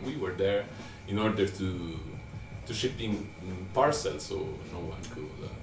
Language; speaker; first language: English; non-native, fluent; Italian